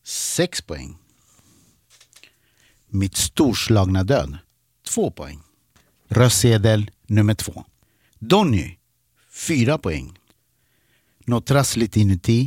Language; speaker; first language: Swedish; native; Swedish